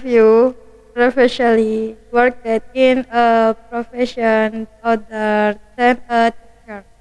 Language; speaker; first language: English; non-native, learner; Indonesian